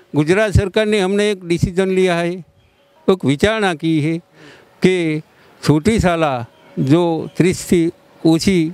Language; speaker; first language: Hindi; non-native, local second language; Gujarati